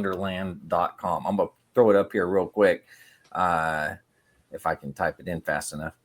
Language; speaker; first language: English; native; English